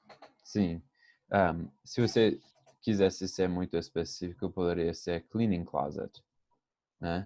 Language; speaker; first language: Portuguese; non-native, fluent; English